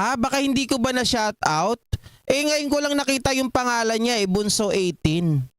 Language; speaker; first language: Filipino; non-native, local second language; Iloko